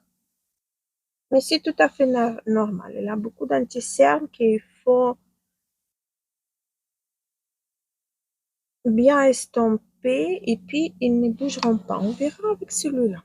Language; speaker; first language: French; non-native, fluent; Ukrainian